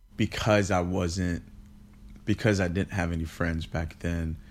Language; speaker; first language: English; early bilingual, other home language; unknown